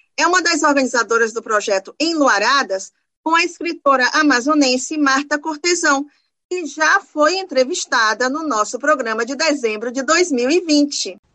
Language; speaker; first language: Portuguese; native; Portuguese